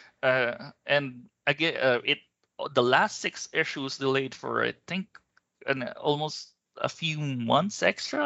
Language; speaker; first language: English; non-native, local second language; Filipino